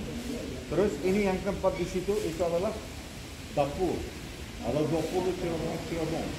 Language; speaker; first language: Indonesian; non-native, fluent; Turkish